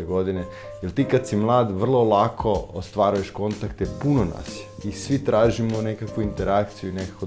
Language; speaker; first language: Croatian; native; Croatian